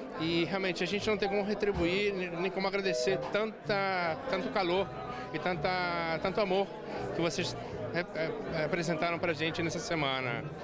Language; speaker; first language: Portuguese; non-native, fluent; Spanish